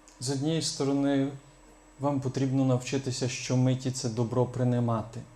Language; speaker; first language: Ukrainian; native; Ukrainian